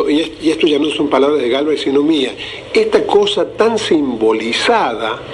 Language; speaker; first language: Spanish; native; Spanish